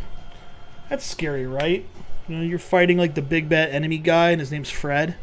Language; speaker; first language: English; native; English